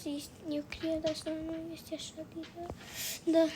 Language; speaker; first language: Romanian; early bilingual, heritage; Romanian